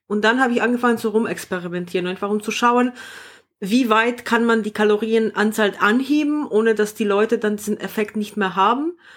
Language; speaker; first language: German; non-native, fluent; Polish